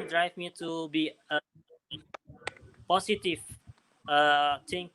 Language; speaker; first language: English; non-native, learner; Indonesian